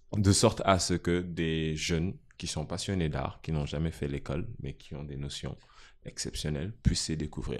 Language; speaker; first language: French; non-native, local second language; Wolof